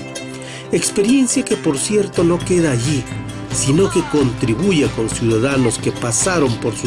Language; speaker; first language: Spanish; native; Spanish